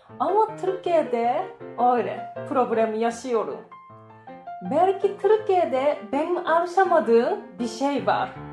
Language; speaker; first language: Turkish; non-native, learner; Japanese